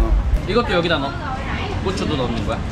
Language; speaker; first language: Korean; native; Korean